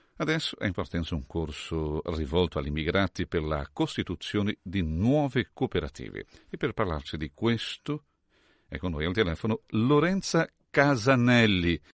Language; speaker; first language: Italian; non-native, fluent; Portuguese